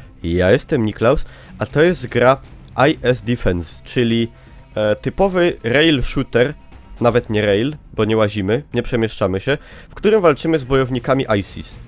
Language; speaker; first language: Polish; native; Polish